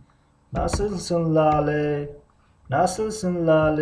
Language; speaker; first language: Turkish; non-native, fluent; Tajik